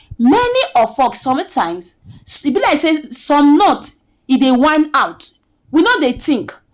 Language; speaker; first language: Nigerian Pidgin; native; Nigerian Pidgin